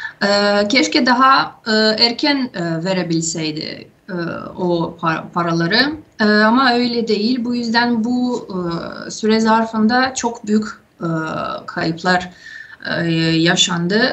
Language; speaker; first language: Turkish; non-native, fluent; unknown